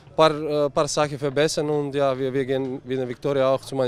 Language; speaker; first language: German; non-native, learner; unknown